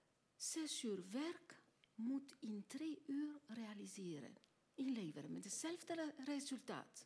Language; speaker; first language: Dutch; non-native, learner; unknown